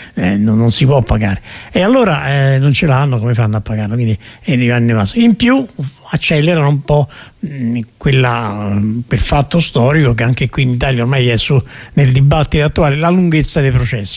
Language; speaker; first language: Italian; native; Italian